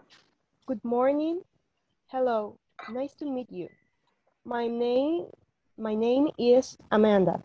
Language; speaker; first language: English; non-native, learner; Spanish